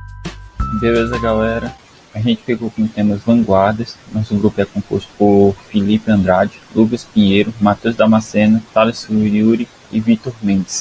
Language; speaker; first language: Portuguese; native; Portuguese